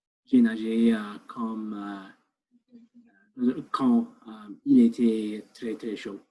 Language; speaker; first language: French; non-native, learner; English